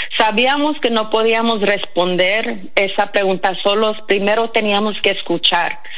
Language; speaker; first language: Spanish; early bilingual, heritage; Spanish